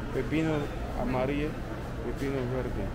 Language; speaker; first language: Spanish; non-native, learner; English